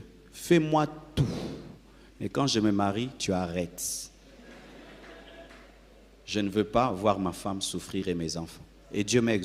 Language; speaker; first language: French; non-native, local second language; Lingala